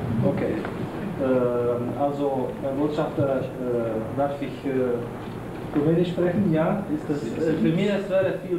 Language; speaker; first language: German; non-native, learner; Romanian